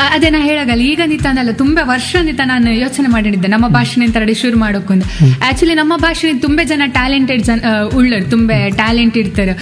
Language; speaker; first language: Kannada; non-native, local second language; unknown